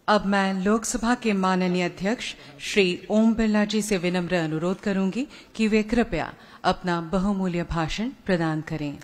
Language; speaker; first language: Hindi; non-native, local second language; Assamese